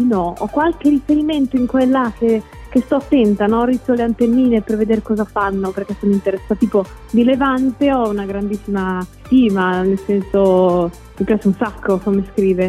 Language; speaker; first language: Italian; native; Italian